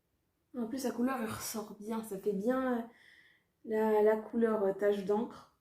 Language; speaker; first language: French; native; French